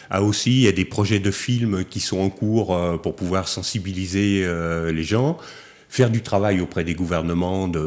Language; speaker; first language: French; native; French